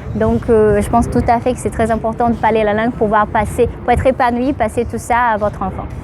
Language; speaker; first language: French; non-native, fluent; Portuguese